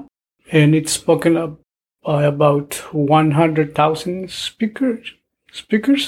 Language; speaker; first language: English; non-native, fluent; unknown